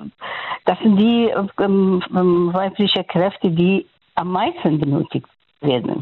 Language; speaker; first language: German; non-native, fluent; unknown